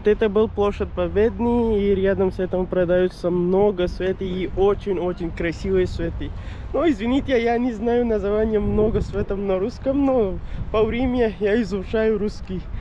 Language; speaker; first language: Russian; non-native, learner; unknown